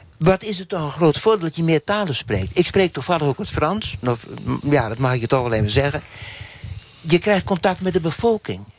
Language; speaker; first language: Dutch; non-native, local second language; Western Frisian